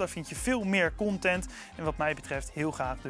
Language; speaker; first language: Dutch; native; Dutch